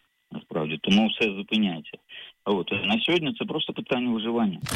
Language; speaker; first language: Ukrainian; native; Ukrainian